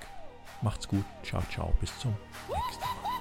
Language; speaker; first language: German; native; German